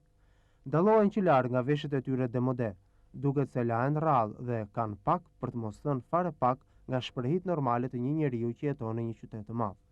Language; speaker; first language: Albanian; native; Albanian